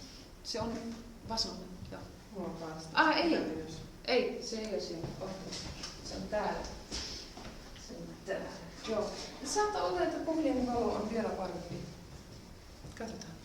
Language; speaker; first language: Finnish; non-native, fluent; German